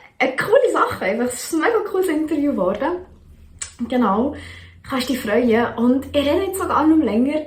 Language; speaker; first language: German; native; German